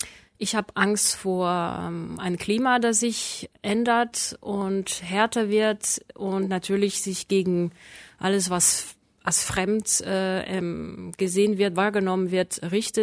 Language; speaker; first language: German; non-native, fluent; French